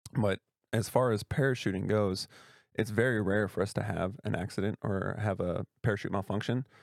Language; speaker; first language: English; native; English